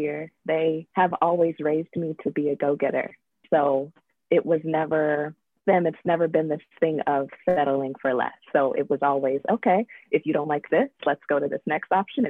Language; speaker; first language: English; native; English